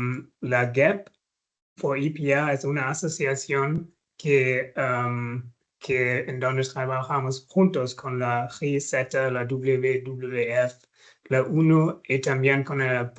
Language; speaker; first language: Spanish; non-native, fluent; German